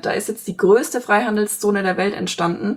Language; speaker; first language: German; native; German